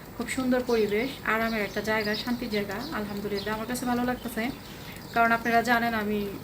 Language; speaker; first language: Bangla; early bilingual, heritage; Bangla